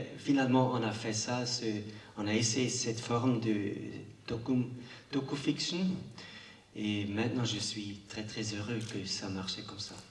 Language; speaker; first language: French; non-native, local second language; German